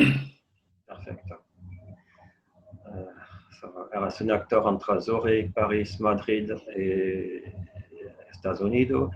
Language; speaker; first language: Spanish; non-native, fluent; French